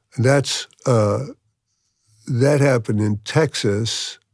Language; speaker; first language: English; native; English